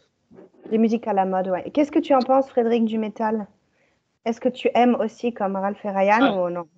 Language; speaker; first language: French; native; French